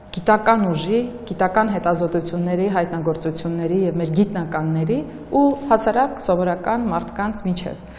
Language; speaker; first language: Armenian; native; Armenian